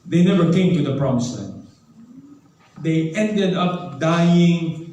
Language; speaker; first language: English; non-native, local second language; Filipino